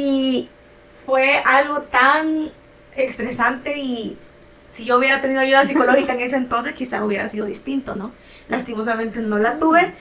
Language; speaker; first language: Spanish; native; Spanish